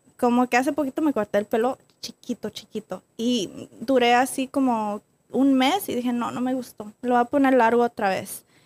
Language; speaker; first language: Spanish; early bilingual, other home language; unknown